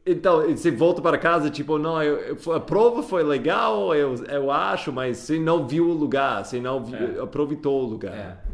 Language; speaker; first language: Portuguese; non-native, fluent; English